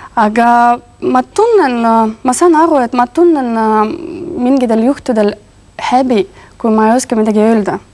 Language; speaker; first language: Estonian; non-native, local second language; Russian